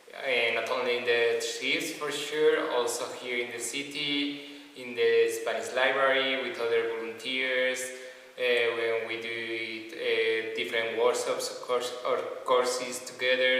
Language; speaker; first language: English; non-native, fluent; Spanish